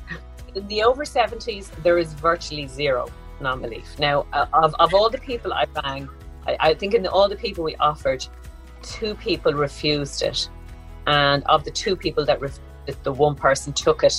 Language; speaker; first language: English; native; English